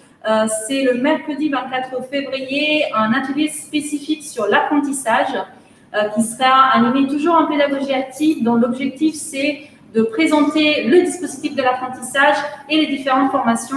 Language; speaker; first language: French; native; French